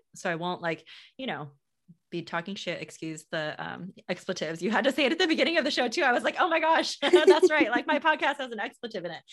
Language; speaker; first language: English; native; English